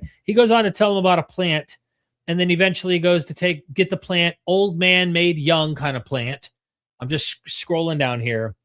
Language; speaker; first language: English; native; English